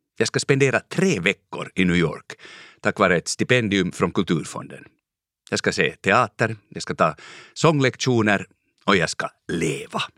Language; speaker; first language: Swedish; native; Swedish